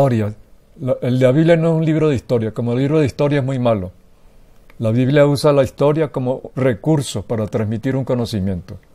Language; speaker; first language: Spanish; native; Spanish